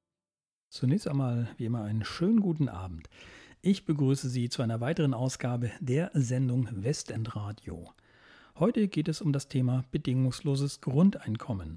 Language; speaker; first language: German; native; German